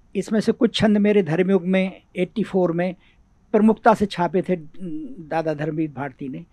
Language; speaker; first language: Hindi; native; Hindi